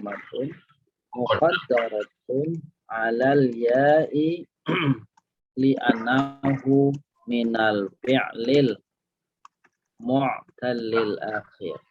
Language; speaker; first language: Arabic; non-native, fluent; Indonesian